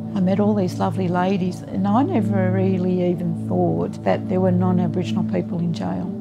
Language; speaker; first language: English; native; English